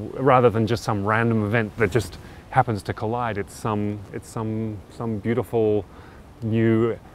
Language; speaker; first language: English; early bilingual, other home language; Indonesian